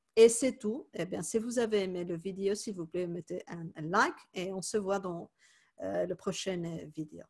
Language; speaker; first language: French; non-native, fluent; Spanish